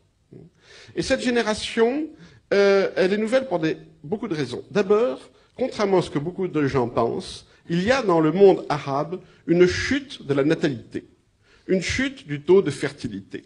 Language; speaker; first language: French; native; French